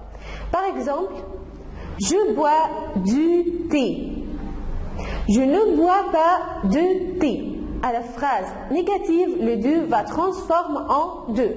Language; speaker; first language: French; non-native, fluent; Arabic